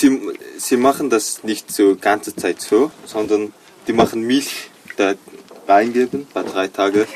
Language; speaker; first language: German; non-native, learner; Mongolian